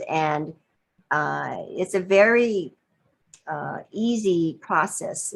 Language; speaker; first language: English; native; English